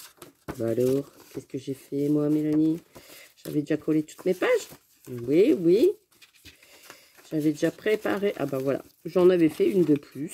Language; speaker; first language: French; native; French